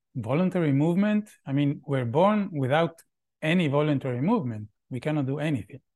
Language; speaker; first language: English; non-native, fluent; Hebrew